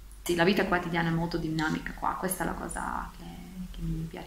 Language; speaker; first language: Italian; non-native, learner; Latvian